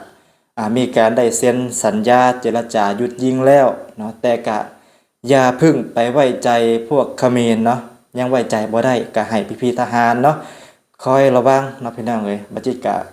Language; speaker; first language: Thai; non-native, local second language; Northeastern Thai